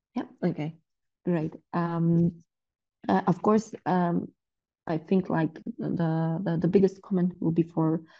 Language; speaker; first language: English; non-native, fluent; Polish